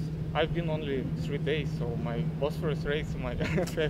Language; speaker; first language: English; non-native, learner; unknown